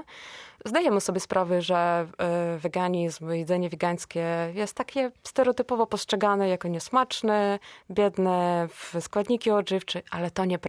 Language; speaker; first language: Polish; non-native, fluent; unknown